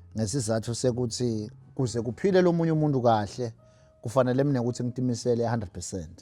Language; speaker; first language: Zulu; non-native, local second language; Swati